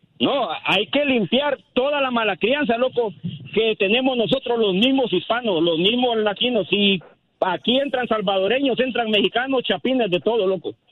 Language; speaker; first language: Spanish; native; Spanish